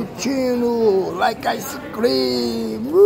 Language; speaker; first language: English; non-native, learner; Portuguese